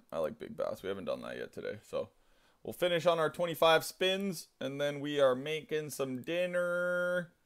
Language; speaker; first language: English; native; English